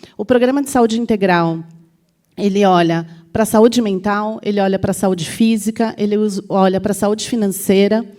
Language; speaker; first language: Portuguese; native; Portuguese